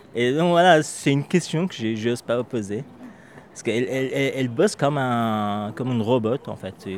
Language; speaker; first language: French; non-native, fluent; Persian